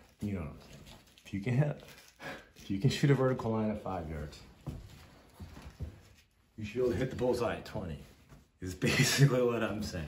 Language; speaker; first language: English; native; English